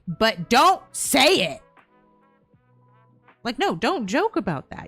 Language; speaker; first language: English; native; English